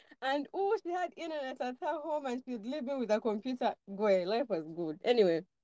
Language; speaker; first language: English; non-native, local second language; Ganda